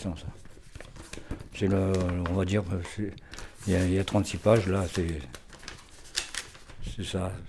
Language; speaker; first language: French; native; French